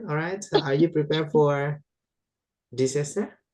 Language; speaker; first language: English; non-native, fluent; Indonesian